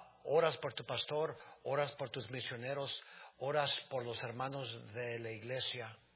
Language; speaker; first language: Spanish; native; Spanish